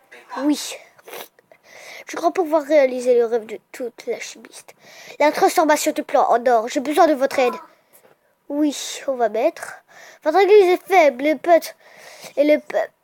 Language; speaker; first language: French; native; French